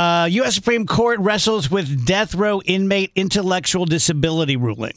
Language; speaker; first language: English; native; English